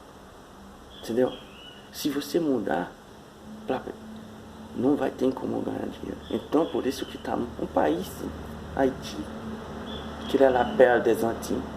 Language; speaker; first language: Portuguese; non-native, fluent; Haitian Creole